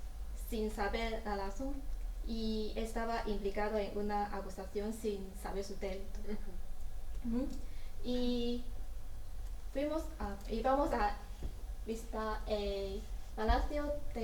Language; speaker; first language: Spanish; non-native, learner; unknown